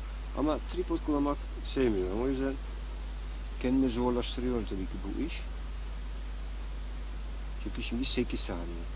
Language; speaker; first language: Turkish; non-native, fluent; Dutch